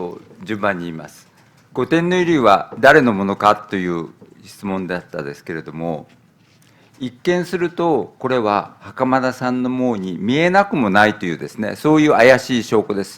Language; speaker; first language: Japanese; native; Japanese